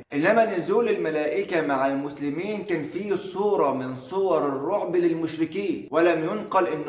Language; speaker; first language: Arabic; native; Arabic